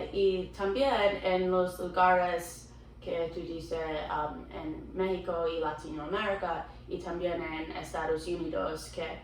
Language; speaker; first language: Spanish; non-native, learner; English